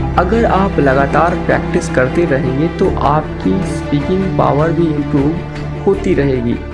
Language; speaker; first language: Hindi; native; Hindi